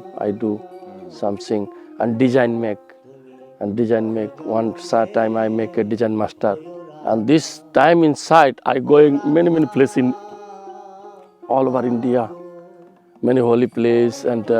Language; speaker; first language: English; non-native, learner; Bangla